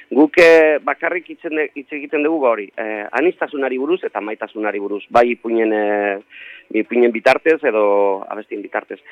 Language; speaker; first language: Basque; non-native, local second language; Spanish